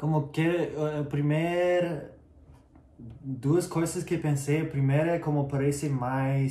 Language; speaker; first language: Portuguese; non-native, learner; English